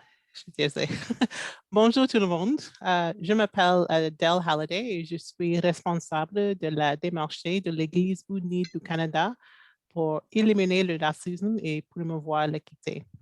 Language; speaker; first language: French; non-native, local second language; English